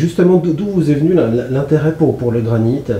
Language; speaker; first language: French; native; French